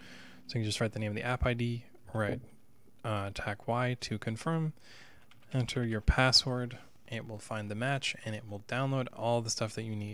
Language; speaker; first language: English; native; English